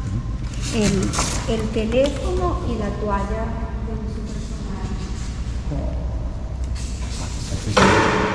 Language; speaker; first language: Spanish; native; Spanish